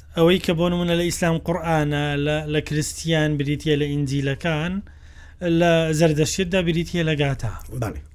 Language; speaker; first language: Central Kurdish; native; Central Kurdish